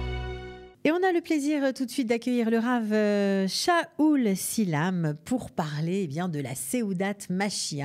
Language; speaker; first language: French; native; French